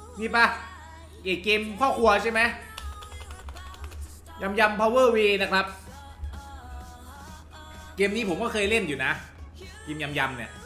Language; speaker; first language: Thai; native; Thai